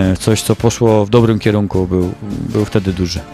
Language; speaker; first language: Polish; native; Polish